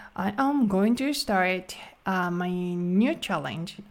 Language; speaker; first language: English; non-native, fluent; Japanese